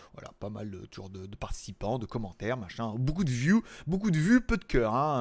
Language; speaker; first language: French; native; French